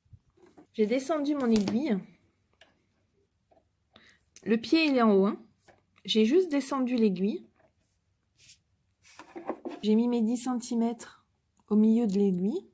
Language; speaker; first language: French; native; French